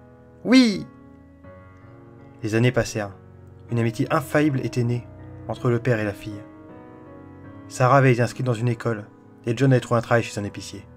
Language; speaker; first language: French; native; French